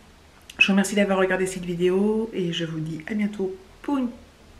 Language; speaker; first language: French; native; French